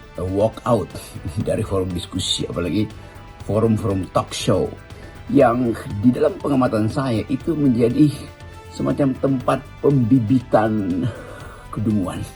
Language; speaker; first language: Indonesian; native; Indonesian